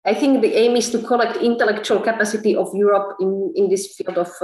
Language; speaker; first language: English; non-native, fluent; Slovak